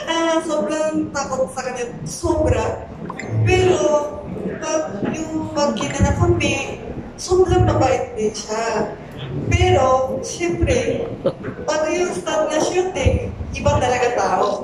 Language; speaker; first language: Filipino; non-native, learner; Japanese